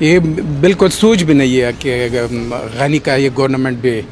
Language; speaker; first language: Hindi; non-native, local second language; Persian